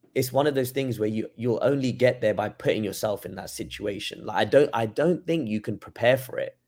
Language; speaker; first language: English; native; English